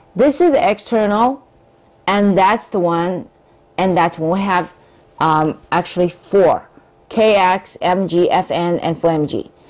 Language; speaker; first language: English; non-native, fluent; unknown